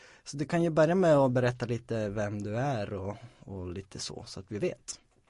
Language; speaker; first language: Swedish; native; Swedish